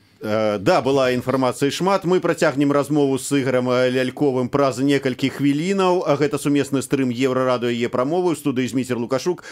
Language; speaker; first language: Belarusian; native; Belarusian